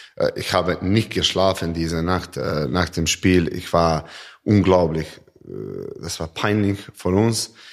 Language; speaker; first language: German; non-native, learner; Serbian